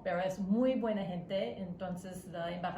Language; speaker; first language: Spanish; non-native, fluent; English